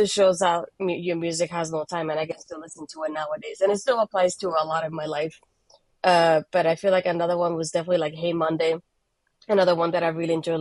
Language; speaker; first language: English; non-native, fluent; Spanish